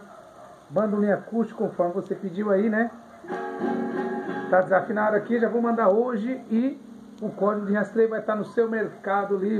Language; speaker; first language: Portuguese; native; Portuguese